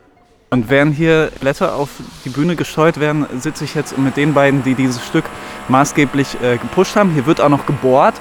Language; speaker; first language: German; native; German